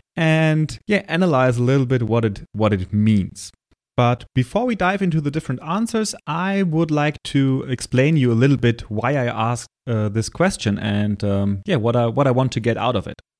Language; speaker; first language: English; non-native, fluent; German